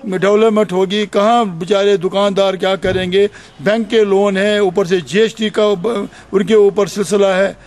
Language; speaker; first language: Urdu; non-native, local second language; Kashmiri